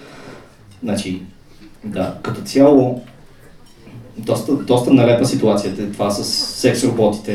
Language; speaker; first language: Bulgarian; native; Bulgarian